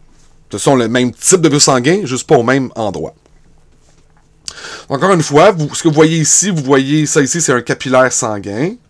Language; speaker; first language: French; native; French